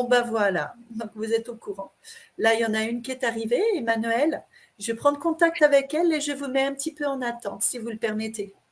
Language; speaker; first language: French; native; French